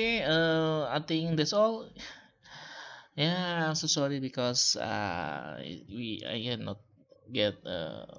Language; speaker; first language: English; non-native, learner; Malay